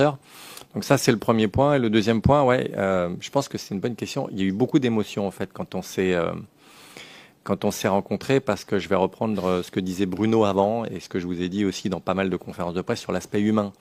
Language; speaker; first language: French; native; French